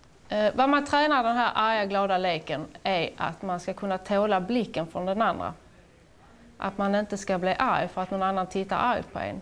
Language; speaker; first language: Swedish; native; Swedish